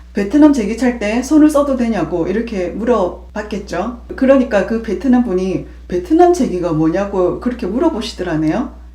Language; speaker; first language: Korean; native; Korean